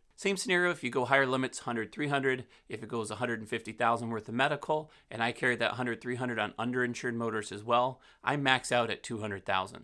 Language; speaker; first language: English; native; English